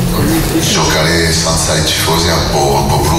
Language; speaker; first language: Italian; non-native, learner; French